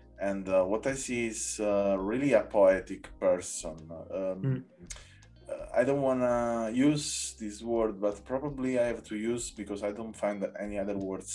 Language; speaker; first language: English; non-native, learner; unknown